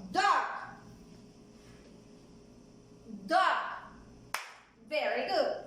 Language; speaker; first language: English; non-native, fluent; Spanish